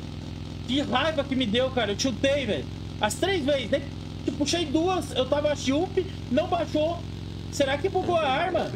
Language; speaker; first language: Portuguese; native; Portuguese